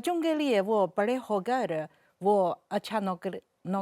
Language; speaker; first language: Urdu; non-native, learner; Chinese